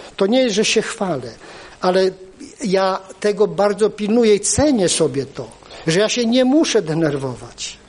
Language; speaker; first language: Polish; native; Polish